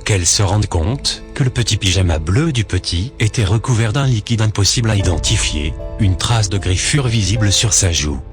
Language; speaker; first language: French; native; French